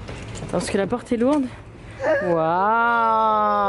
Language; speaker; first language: French; native; French